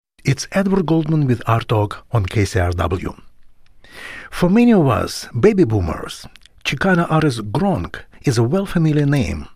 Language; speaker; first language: English; non-native, fluent; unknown